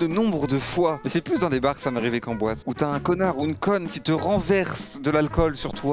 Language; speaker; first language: French; native; French